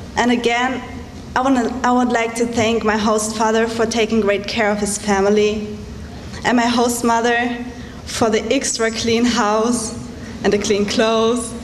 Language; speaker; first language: English; non-native, fluent; German